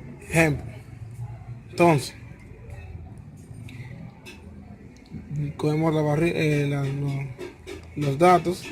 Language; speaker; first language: Spanish; native; Spanish